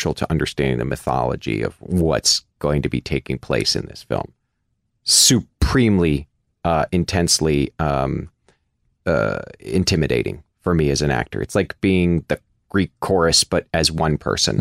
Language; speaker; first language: English; native; English